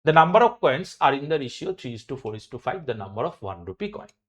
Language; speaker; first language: English; non-native, local second language; Bangla